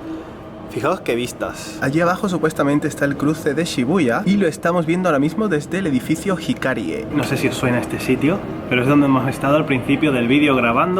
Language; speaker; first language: Spanish; native; Spanish